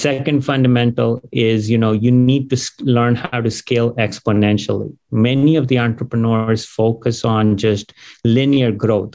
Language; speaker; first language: English; non-native, local second language; Gujarati